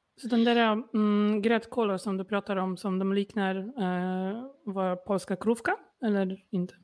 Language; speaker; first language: Swedish; non-native, fluent; Polish